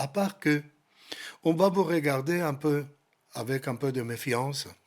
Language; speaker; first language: French; non-native, learner; Spanish